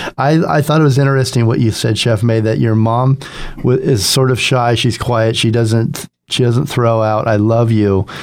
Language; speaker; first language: English; native; English